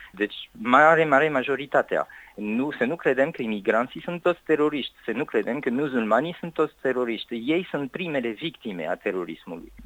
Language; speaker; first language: Romanian; non-native, fluent; French